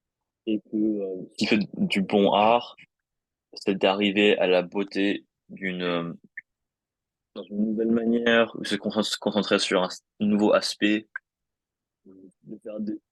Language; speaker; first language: French; non-native, fluent; English